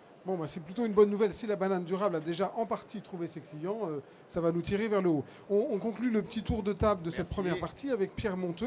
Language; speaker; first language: French; native; French